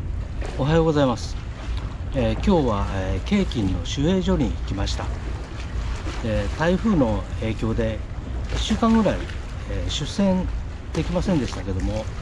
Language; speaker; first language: Japanese; native; Japanese